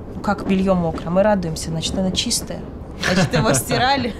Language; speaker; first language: Russian; native; Russian